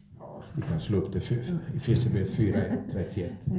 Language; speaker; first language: Swedish; non-native, fluent; English